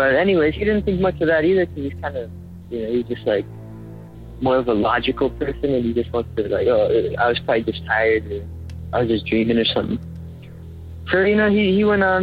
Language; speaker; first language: English; native; English